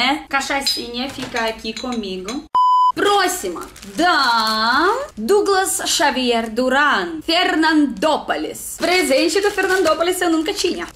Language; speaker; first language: Portuguese; non-native, learner; Russian